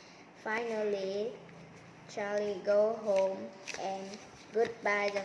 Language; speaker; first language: English; non-native, learner; Vietnamese